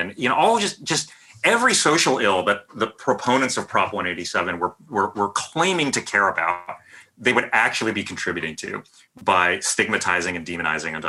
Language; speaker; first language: English; native; English